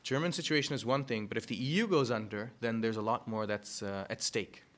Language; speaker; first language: English; early bilingual, other home language; German